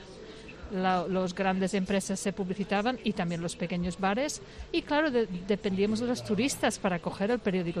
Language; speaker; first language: Spanish; non-native, fluent; English